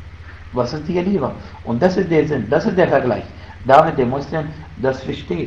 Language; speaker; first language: German; non-native, fluent; Arabic